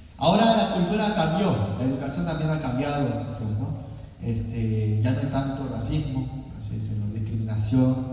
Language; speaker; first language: Spanish; early bilingual, other home language; Korean